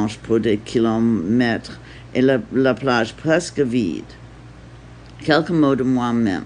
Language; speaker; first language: French; non-native, learner; English